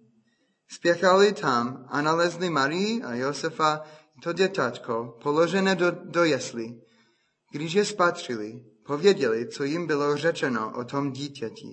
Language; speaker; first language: Czech; non-native, fluent; English